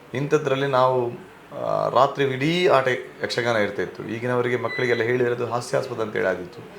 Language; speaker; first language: Kannada; non-native, local second language; Tulu